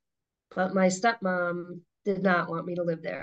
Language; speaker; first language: English; native; English